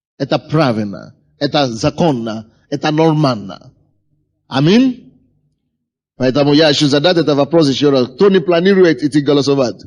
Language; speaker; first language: Russian; non-native, fluent; Yoruba